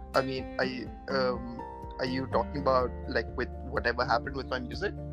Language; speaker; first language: English; non-native, local second language; Marathi